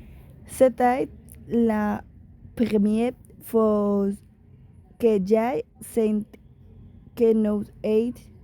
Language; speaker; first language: French; non-native, learner; Spanish